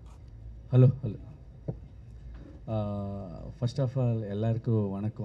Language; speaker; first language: Tamil; non-native, learner; Telugu